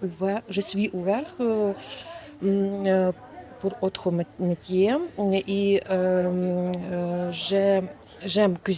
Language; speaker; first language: French; non-native, learner; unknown